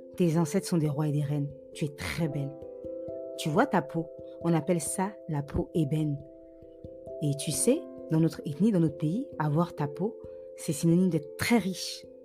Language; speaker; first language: French; native; French